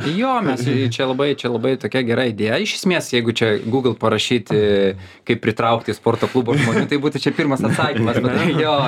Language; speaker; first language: Lithuanian; non-native, local second language; Russian